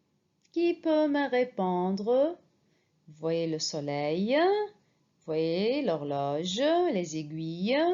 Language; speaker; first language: French; non-native, fluent; Arabic